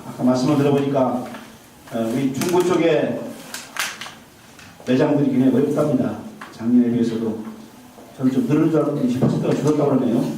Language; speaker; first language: Korean; native; Korean